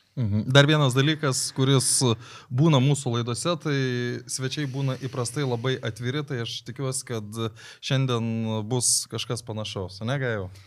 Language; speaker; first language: Lithuanian; native; Lithuanian